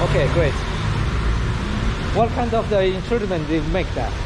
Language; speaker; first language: English; non-native, learner; Chinese